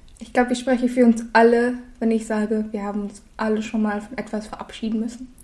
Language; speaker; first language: German; early bilingual, other home language; Russian